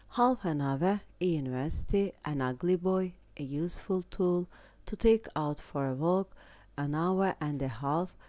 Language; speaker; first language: English; non-native, fluent; Azerbaijani